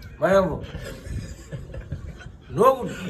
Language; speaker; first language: Turkish; non-native, fluent; Arabic